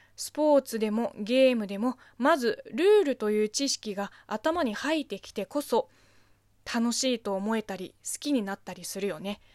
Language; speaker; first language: Japanese; non-native, fluent; Chinese